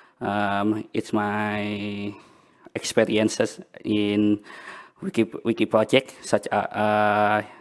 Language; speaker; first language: English; non-native, learner; Banjar